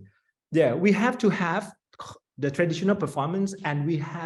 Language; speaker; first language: English; non-native, fluent; Thai